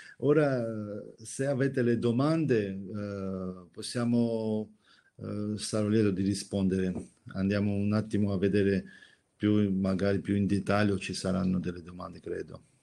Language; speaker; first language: Italian; non-native, fluent; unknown